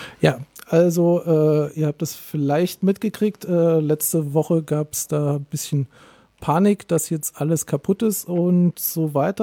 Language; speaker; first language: German; native; German